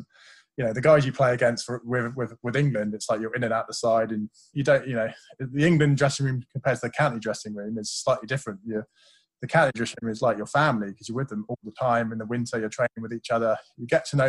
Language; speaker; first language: English; native; English